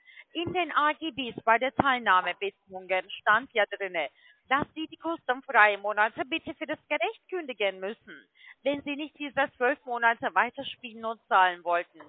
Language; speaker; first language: German; non-native, fluent; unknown